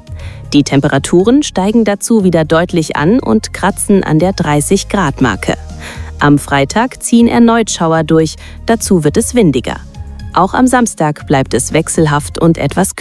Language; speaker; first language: German; native; German